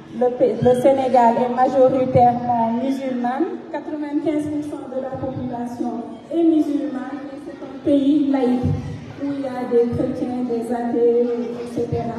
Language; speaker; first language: French; non-native, local second language; Fula